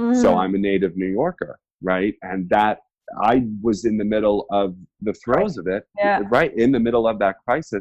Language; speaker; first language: English; native; English